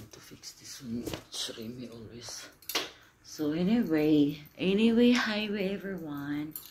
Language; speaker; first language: English; non-native, local second language; Filipino